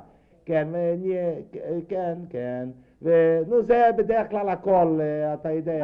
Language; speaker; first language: Hebrew; non-native, fluent; Yiddish